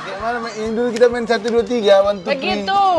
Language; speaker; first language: Indonesian; native; Indonesian